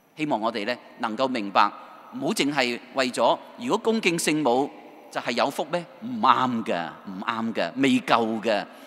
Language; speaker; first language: Chinese; non-native, local second language; Cantonese